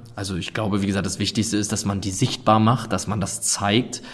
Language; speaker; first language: German; native; German